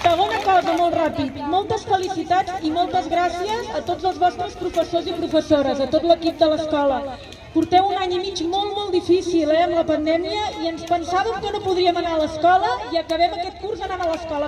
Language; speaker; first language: Catalan; native; Catalan